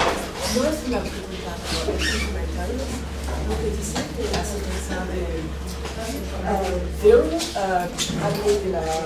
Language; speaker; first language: Spanish; non-native, learner; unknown